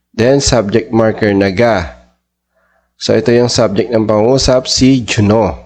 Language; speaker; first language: Filipino; native; Filipino